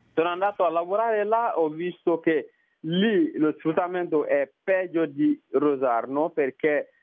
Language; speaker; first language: Italian; non-native, fluent; Bambara